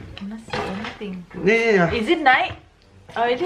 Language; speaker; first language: English; non-native, fluent; Thai